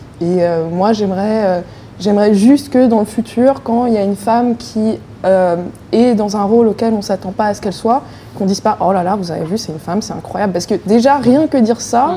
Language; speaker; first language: French; native; French